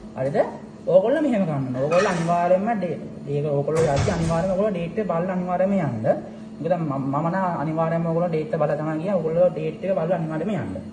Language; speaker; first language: Sinhala; native; Sinhala